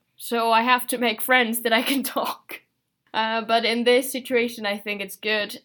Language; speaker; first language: English; non-native, fluent; Finnish